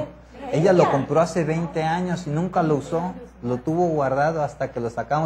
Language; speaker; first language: Spanish; native; Spanish